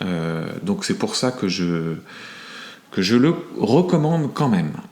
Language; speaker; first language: French; native; French